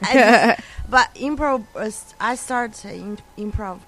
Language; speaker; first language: English; non-native, learner; Chinese